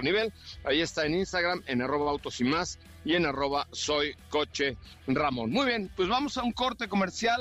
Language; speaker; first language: Spanish; native; Spanish